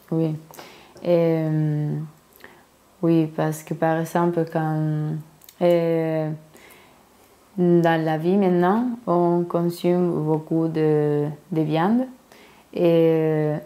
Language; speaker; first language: French; non-native, learner; Spanish